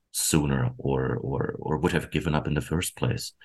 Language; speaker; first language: English; non-native, fluent; German